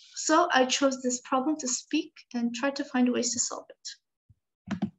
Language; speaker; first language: English; non-native, fluent; Georgian